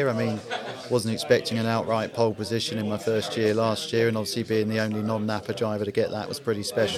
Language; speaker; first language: English; native; English